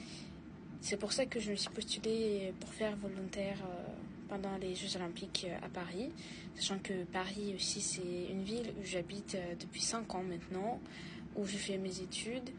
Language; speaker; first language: French; non-native, fluent; Russian